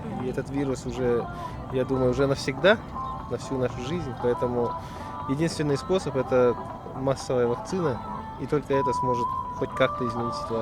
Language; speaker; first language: Russian; native; Russian